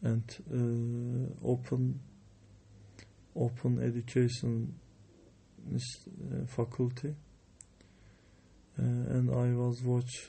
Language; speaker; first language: English; non-native, learner; Turkish